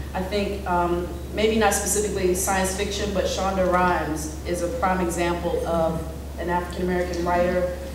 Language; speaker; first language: English; native; English